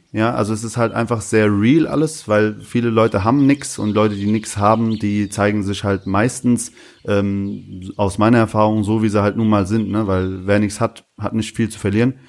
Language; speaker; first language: German; early bilingual, other home language; Turkish